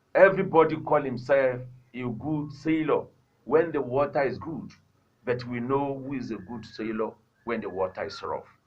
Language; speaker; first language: English; non-native, local second language; Yoruba